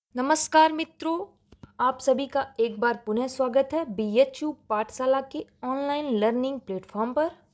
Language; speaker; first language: Hindi; native; Hindi